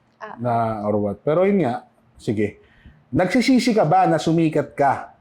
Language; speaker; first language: Filipino; native; Filipino